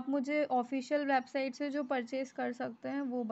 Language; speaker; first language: Hindi; native; Hindi